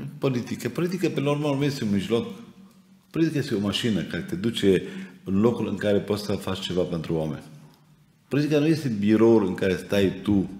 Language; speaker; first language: Romanian; non-native, fluent; Arabic